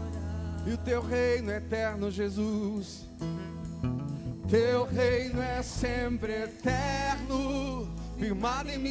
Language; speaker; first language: Portuguese; native; Portuguese